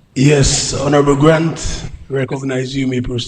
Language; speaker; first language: English; native; English